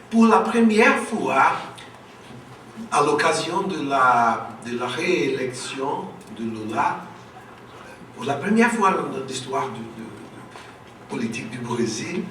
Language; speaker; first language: French; non-native, local second language; Portuguese